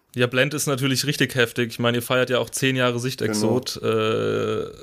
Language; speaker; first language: German; native; German